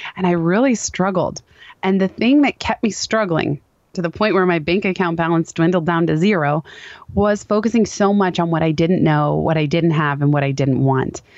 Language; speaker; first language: English; native; English